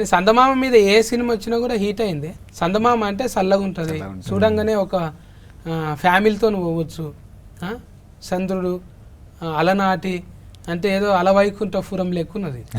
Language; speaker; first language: Telugu; native; Telugu